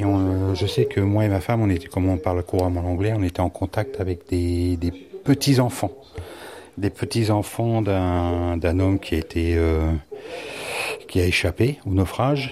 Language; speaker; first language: French; native; French